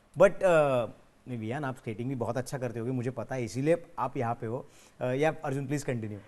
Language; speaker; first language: Hindi; non-native, local second language; Marathi